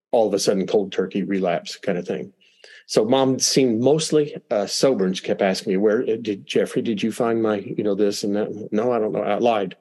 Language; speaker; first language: English; native; English